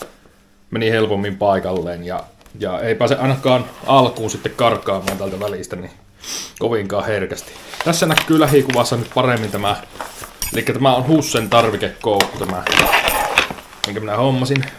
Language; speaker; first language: Finnish; native; Finnish